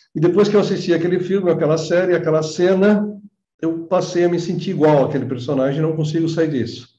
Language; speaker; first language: Portuguese; native; Portuguese